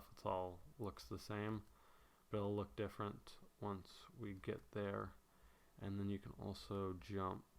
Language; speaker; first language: English; native; English